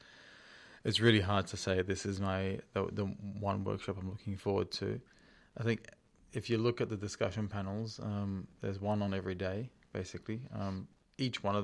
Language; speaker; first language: English; native; English